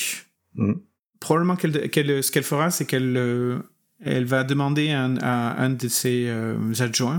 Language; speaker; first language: French; native; French